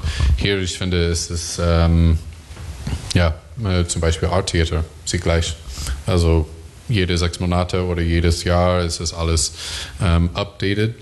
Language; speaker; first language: German; non-native, learner; English